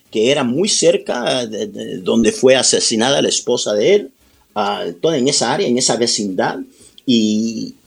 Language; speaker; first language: Spanish; early bilingual, heritage; Spanish